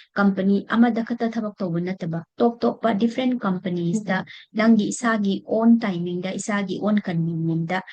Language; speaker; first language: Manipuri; non-native, local second language; Rongmei Naga